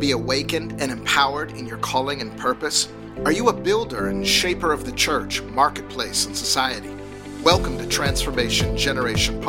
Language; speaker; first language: English; native; English